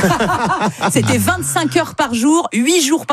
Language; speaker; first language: French; native; French